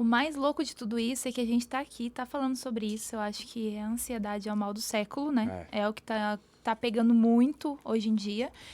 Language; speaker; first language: Portuguese; native; Portuguese